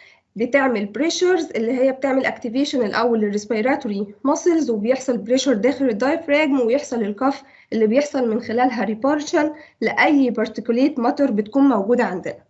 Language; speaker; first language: Arabic; native; Arabic